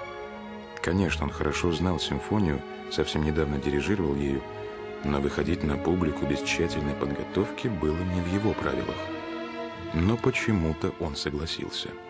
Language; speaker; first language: Russian; native; Russian